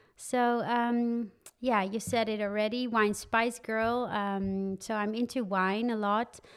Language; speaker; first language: English; non-native, fluent; Dutch